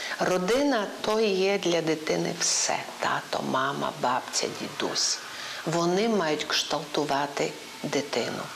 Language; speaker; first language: Ukrainian; non-native, local second language; Polish